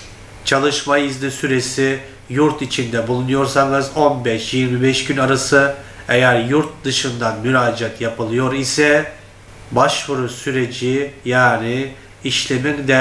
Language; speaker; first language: Turkish; non-native, fluent; Turkmen